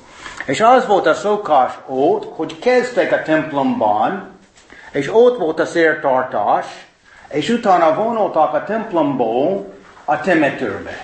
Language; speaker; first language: Hungarian; non-native, fluent; English